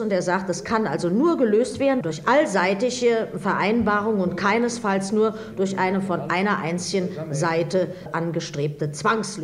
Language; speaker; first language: German; native; German